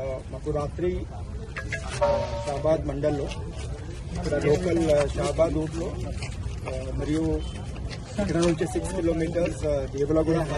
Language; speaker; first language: Telugu; non-native, learner; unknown